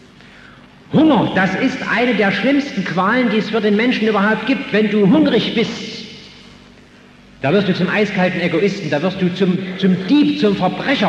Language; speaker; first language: German; native; German